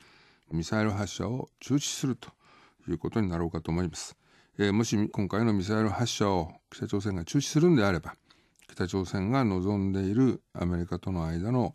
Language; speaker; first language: Japanese; native; Japanese